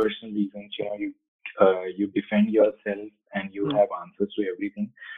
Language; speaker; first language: English; non-native, local second language; Hindi